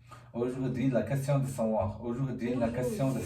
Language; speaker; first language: French; non-native, learner; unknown